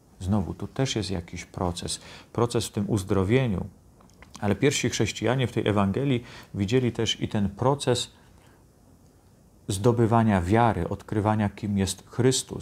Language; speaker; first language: Polish; native; Polish